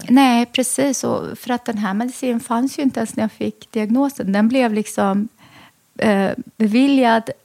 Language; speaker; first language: Swedish; early bilingual, other home language; Arabic